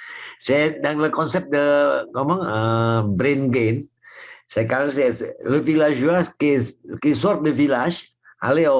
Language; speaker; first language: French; non-native, fluent; Indonesian